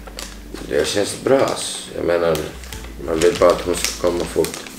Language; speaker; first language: Swedish; non-native, learner; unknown